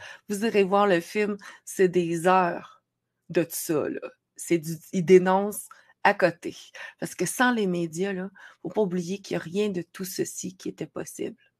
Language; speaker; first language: French; native; French